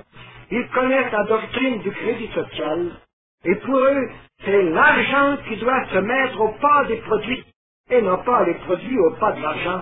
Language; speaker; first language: French; native; French